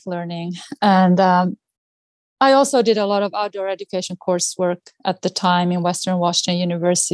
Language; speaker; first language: English; non-native, fluent; Finnish